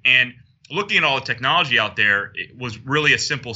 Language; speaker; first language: English; native; English